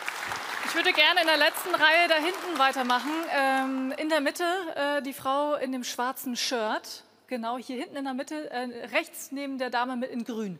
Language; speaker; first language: German; native; German